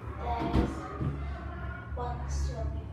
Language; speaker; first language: English; non-native, learner; Vietnamese